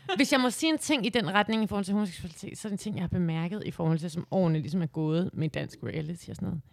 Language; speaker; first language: Danish; native; Danish